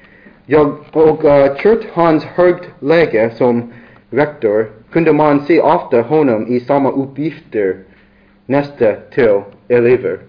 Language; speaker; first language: Swedish; non-native, learner; English